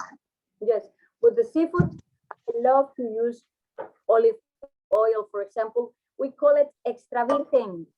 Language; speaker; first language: English; non-native, fluent; Spanish